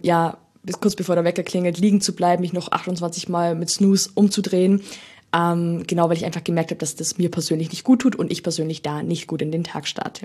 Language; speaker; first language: German; native; German